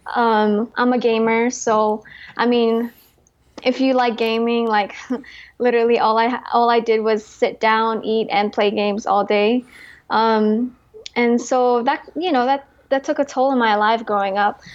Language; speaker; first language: English; early bilingual, other home language; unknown